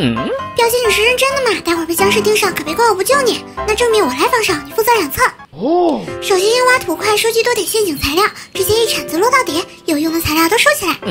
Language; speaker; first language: Chinese; native; Chinese